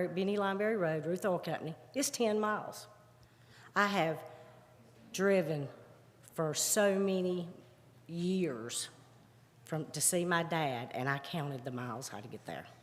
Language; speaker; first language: English; native; English